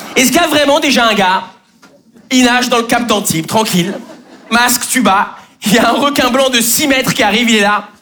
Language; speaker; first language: French; native; French